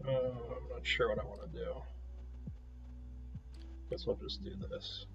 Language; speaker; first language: English; native; English